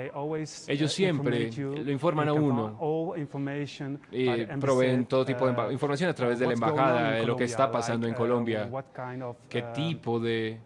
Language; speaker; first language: Spanish; non-native, fluent; Dutch